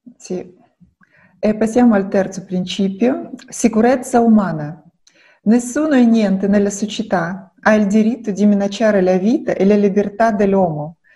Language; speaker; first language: Italian; non-native, fluent; Russian